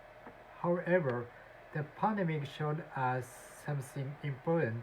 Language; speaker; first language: English; non-native, learner; Japanese